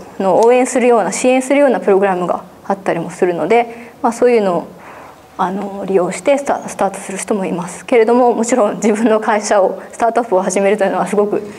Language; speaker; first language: Japanese; native; Japanese